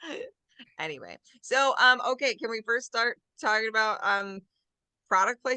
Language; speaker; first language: English; native; English